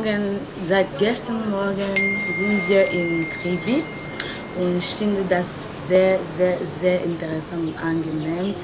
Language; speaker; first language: German; non-native, learner; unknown